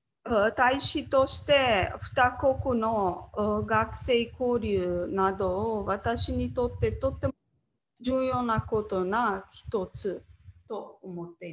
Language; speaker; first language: Japanese; non-native, learner; Slovenian